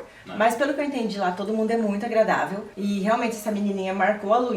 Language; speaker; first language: Portuguese; native; Portuguese